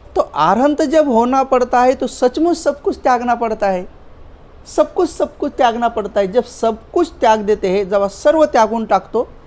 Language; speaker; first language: Hindi; non-native, local second language; Marathi